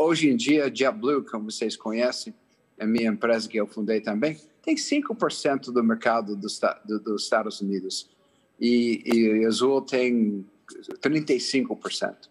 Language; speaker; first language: Portuguese; non-native, fluent; English